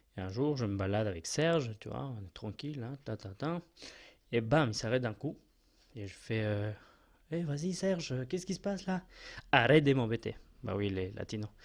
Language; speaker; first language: French; non-native, fluent; Spanish